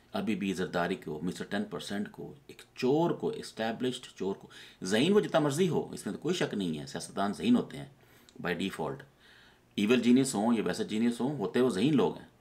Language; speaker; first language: Urdu; native; Urdu